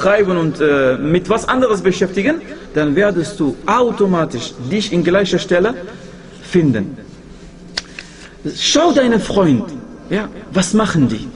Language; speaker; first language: German; non-native, fluent; Arabic